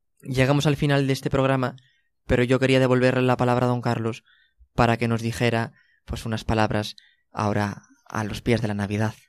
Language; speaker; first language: Spanish; native; Spanish